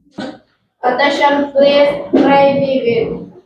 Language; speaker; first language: English; non-native, learner; Indonesian